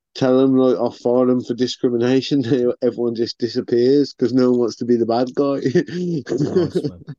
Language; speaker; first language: English; early bilingual, other home language; Spanish